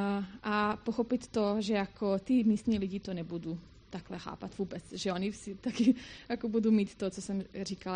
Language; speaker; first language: Czech; non-native, fluent; Croatian